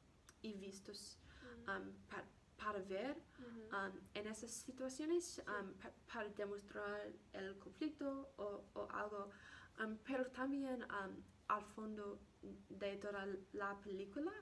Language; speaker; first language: Spanish; non-native, learner; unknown